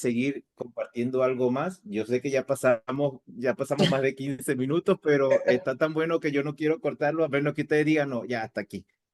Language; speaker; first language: Spanish; native; Spanish